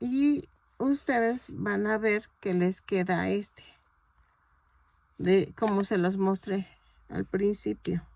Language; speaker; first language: Spanish; native; Spanish